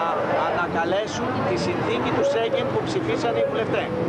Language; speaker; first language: Greek; native; Greek